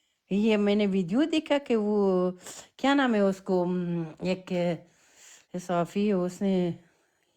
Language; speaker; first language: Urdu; non-native, fluent; Persian